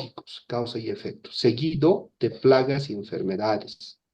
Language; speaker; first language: Spanish; native; Spanish